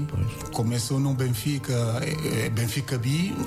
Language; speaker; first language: Portuguese; non-native, learner; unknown